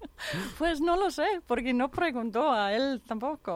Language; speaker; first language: Spanish; non-native, fluent; Danish